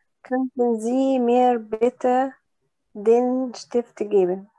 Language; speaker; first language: German; non-native, learner; Arabic